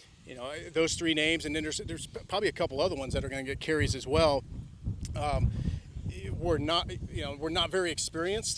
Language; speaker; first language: English; native; English